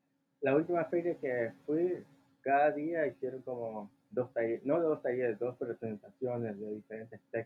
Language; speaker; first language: Spanish; early bilingual, heritage; Spanish